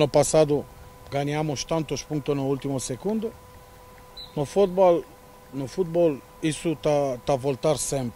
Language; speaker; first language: Portuguese; non-native, learner; Romanian